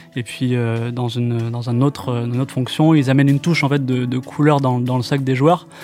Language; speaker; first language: French; native; French